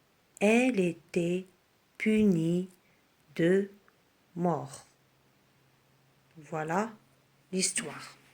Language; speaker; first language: French; non-native, local second language; Arabic